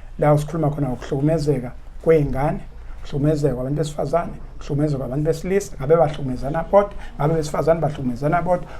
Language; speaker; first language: Zulu; native; Zulu